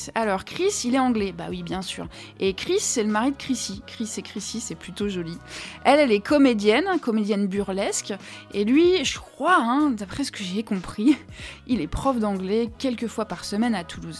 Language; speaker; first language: French; native; French